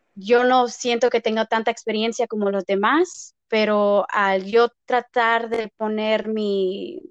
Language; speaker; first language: Spanish; early bilingual, heritage; Spanish